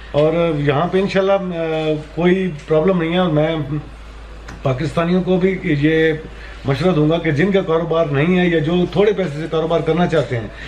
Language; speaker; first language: Urdu; non-native, local second language; Punjabi